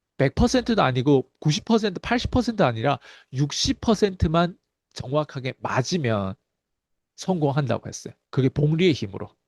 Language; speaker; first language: Korean; early bilingual, heritage; Korean